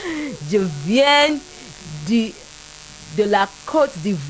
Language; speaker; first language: French; non-native, fluent; Yoruba